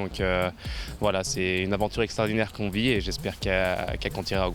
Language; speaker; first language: French; native; French